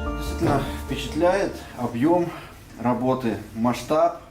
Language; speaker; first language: Russian; native; Russian